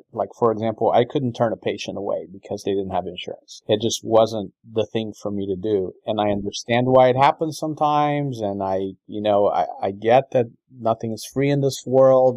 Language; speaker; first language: English; non-native, fluent; Portuguese